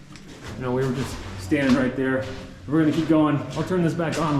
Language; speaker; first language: English; native; English